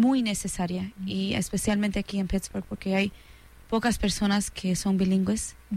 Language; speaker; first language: Spanish; early bilingual, heritage; Spanish